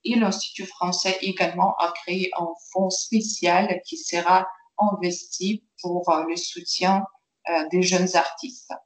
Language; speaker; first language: French; non-native, fluent; Ukrainian